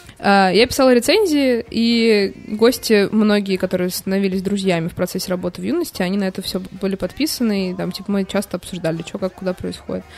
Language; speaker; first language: Russian; native; Russian